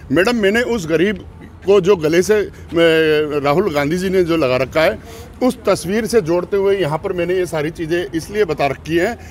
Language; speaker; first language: Hindi; native; Hindi